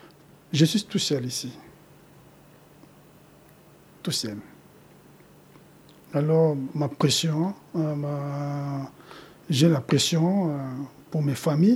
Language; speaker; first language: French; non-native, local second language; Lingala